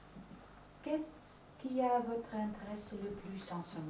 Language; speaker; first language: French; non-native, fluent; Dutch